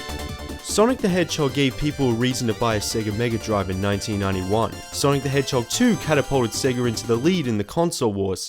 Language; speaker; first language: English; native; English